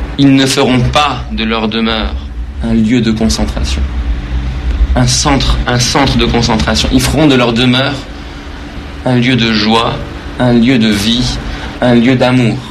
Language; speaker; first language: French; non-native, fluent; Persian